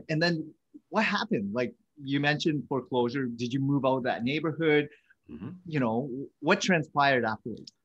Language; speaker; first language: English; early bilingual, other home language; Vietnamese